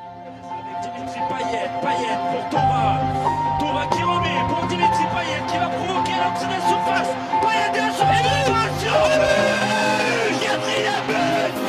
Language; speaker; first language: French; native; French